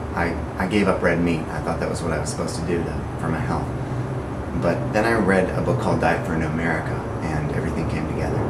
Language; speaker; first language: English; native; English